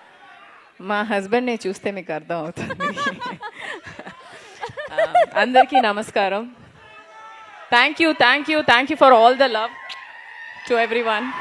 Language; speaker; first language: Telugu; non-native, learner; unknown